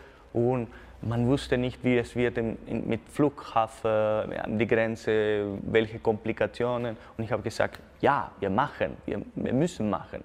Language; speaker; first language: German; non-native, fluent; Spanish